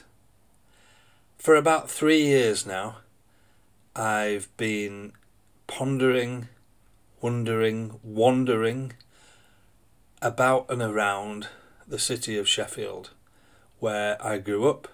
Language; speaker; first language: English; native; English